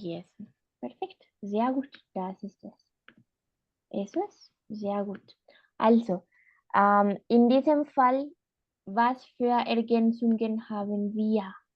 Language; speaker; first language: German; non-native, fluent; Spanish